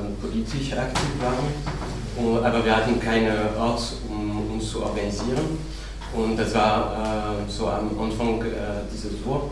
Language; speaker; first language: German; non-native, fluent; French